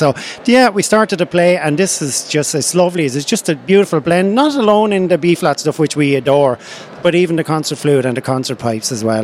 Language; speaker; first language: English; native; English